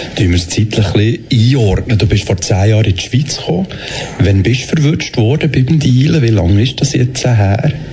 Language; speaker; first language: German; native; German